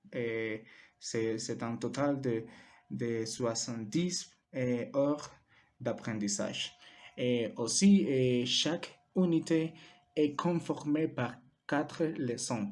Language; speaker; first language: French; non-native, learner; Spanish